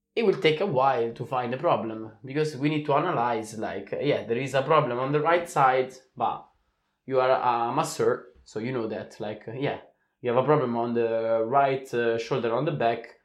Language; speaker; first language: English; non-native, fluent; Italian